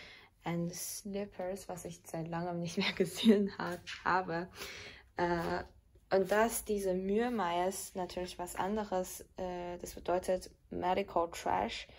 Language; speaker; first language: German; non-native, fluent; Chinese